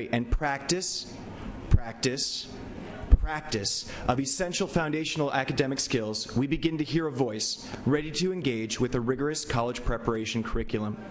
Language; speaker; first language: English; native; English